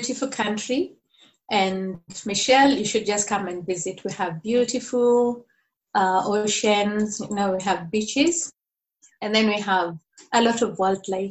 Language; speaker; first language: English; non-native, local second language; Kikuyu